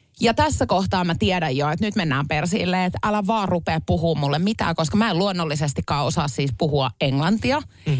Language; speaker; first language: Finnish; native; Finnish